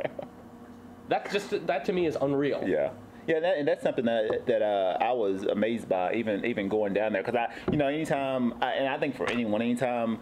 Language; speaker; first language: English; native; English